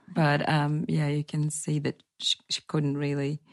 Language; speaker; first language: English; non-native, fluent; Russian